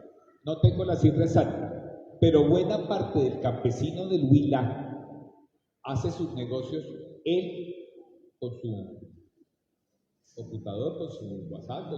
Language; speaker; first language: Spanish; native; Spanish